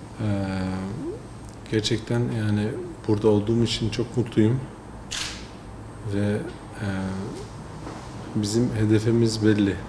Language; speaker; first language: Turkish; early bilingual, heritage; French